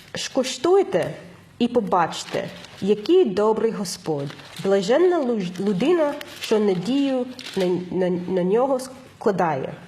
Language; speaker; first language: Ukrainian; non-native, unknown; English